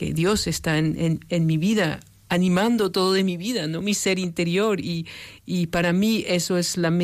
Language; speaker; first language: Spanish; non-native, fluent; French